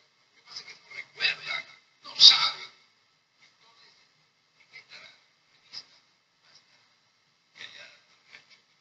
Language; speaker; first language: Spanish; native; Spanish